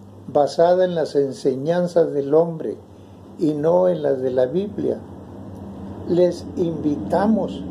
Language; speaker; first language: Spanish; native; Spanish